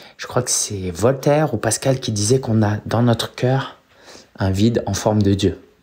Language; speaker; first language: French; early bilingual, other home language; Chinese